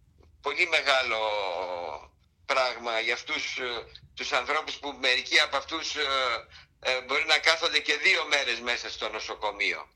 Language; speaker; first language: Greek; native; Greek